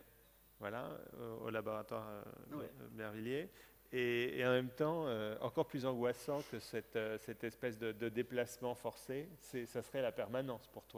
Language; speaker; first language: French; native; French